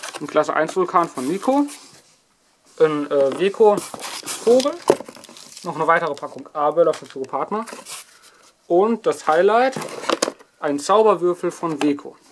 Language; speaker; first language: German; native; German